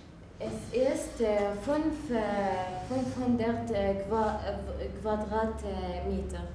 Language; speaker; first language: German; non-native, learner; Arabic